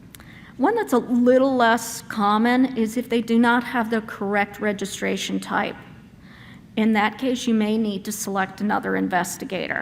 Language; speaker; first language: English; native; English